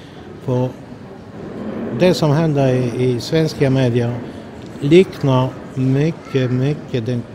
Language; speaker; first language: Swedish; non-native, fluent; Polish